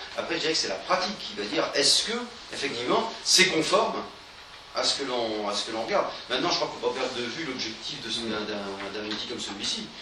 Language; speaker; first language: French; native; French